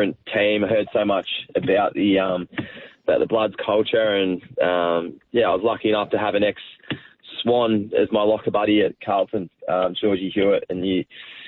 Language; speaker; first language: English; native; English